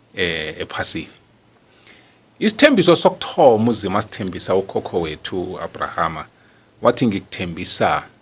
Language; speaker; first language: Zulu; non-native, local second language; South Ndebele